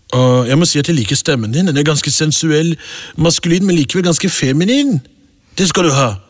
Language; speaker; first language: Norwegian; early bilingual, other home language; Urdu